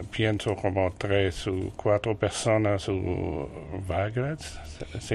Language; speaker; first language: Spanish; non-native, learner; French